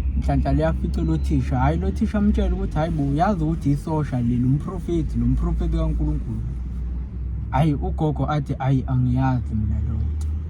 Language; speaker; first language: Zulu; native; Zulu